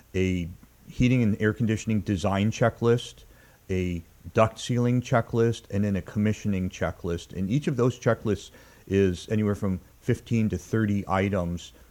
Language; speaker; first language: English; native; English